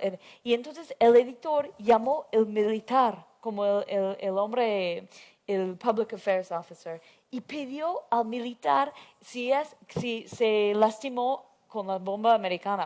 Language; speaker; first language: Spanish; non-native, fluent; English